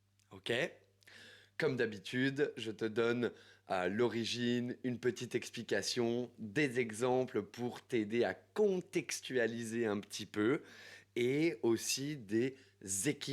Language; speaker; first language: French; native; French